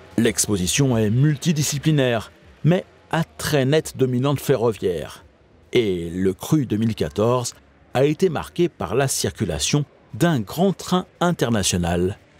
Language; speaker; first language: French; native; French